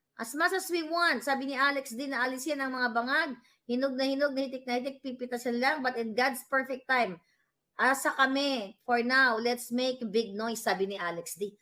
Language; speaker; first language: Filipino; non-native, local second language; Cebuano